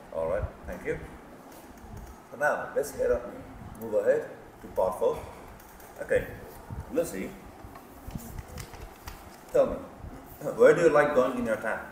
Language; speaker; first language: English; non-native, fluent; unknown